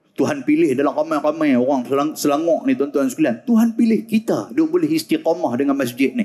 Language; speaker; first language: Malay; native; Malay